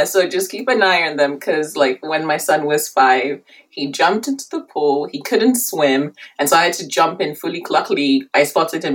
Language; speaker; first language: English; native; English